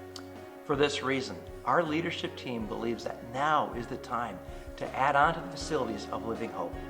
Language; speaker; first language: English; native; English